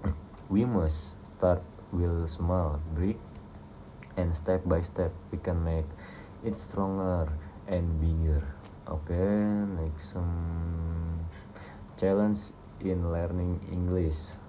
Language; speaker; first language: English; non-native, learner; Indonesian